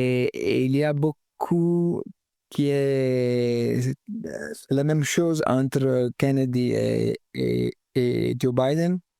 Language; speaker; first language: French; non-native, fluent; Italian